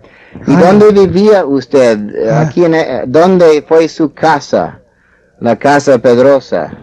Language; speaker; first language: Spanish; non-native, fluent; English